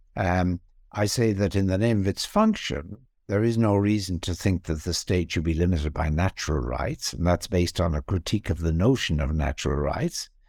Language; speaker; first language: English; native; English